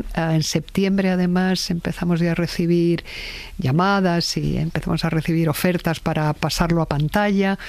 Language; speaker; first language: Spanish; native; Spanish